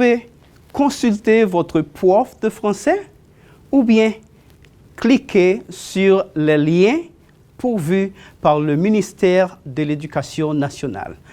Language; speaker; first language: French; non-native, fluent; Spanish